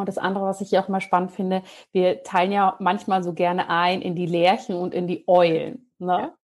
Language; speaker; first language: German; native; German